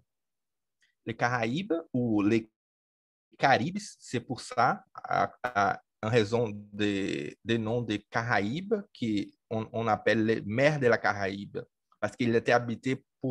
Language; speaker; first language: French; native; French